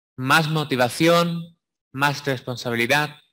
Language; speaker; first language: Spanish; native; Spanish